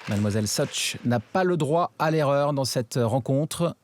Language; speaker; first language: French; native; French